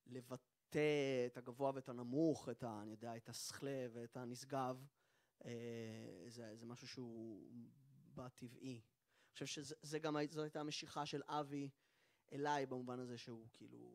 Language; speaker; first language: Hebrew; native; Hebrew